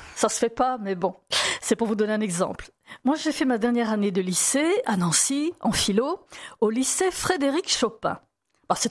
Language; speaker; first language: French; native; French